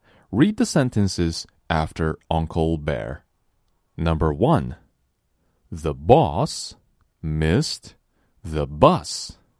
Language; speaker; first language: English; non-native, fluent; Chinese